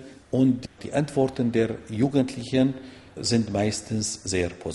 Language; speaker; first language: German; non-native, fluent; Arabic